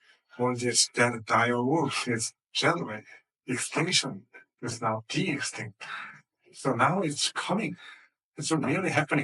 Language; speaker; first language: English; non-native, fluent; Korean